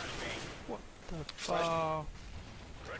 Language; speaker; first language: English; non-native, learner; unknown